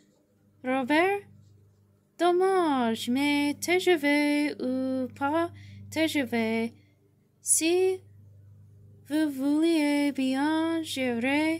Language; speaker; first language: French; non-native, learner; English